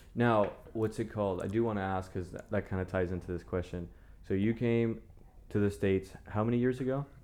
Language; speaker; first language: English; early bilingual, other home language; Spanish